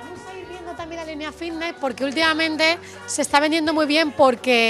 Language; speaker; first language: Spanish; native; Spanish